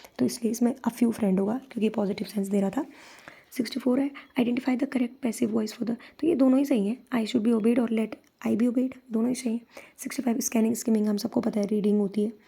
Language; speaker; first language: Hindi; native; Hindi